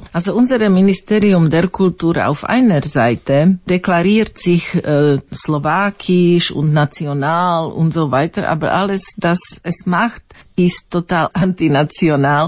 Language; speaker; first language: German; non-native, fluent; Slovak